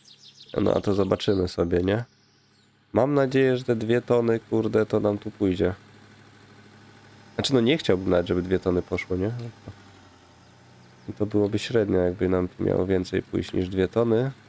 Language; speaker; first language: Polish; native; Polish